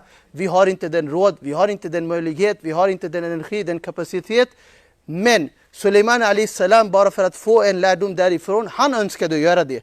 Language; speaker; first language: Swedish; non-native, fluent; Urdu